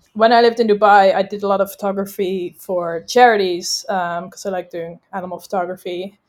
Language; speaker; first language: English; non-native, fluent; Dutch